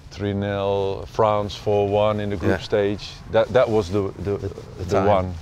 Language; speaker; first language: English; non-native, fluent; Dutch